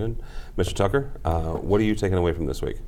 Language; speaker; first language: English; native; English